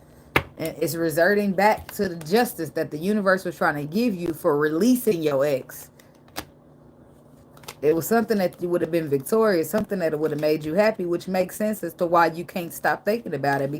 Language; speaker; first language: English; native; English